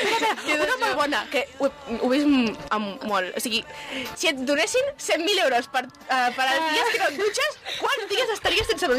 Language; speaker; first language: Catalan; native; Catalan